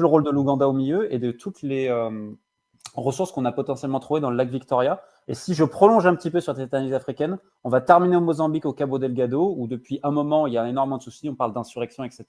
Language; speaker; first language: French; native; French